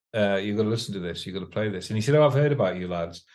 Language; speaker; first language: English; native; English